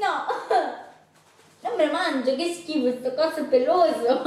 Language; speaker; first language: Italian; native; Italian